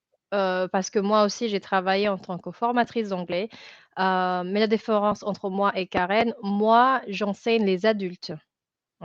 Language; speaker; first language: French; non-native, fluent; Filipino